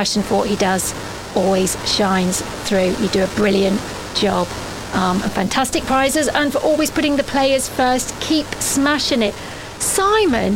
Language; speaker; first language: English; native; English